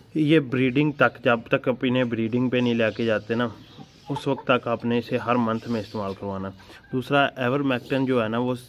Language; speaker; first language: Urdu; non-native, local second language; Punjabi